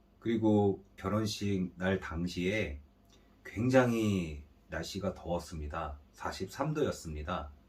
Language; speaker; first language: Korean; native; Korean